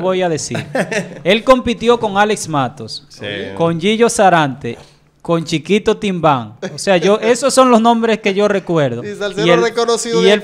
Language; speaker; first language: Spanish; native; Spanish